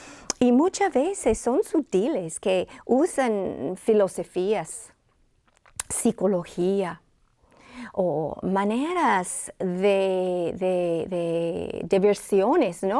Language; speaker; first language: Spanish; non-native, fluent; English